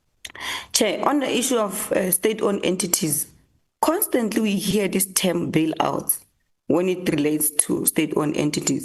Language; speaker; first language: English; non-native, local second language; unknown